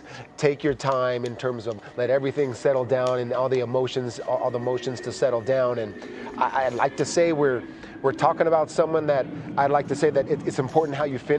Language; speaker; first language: English; native; English